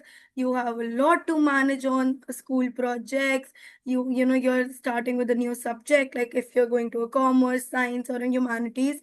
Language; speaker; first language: English; non-native, local second language; Hindi